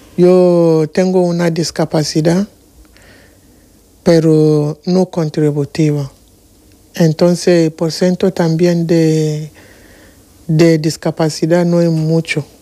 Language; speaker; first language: Spanish; non-native, learner; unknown